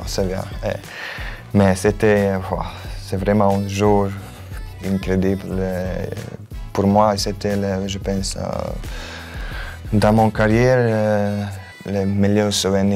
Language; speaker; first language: French; non-native, learner; Croatian